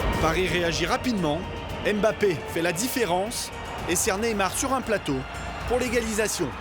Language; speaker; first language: French; native; French